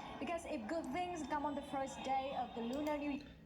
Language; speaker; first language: English; non-native, learner; Vietnamese